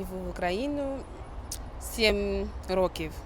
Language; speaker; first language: Ukrainian; non-native, learner; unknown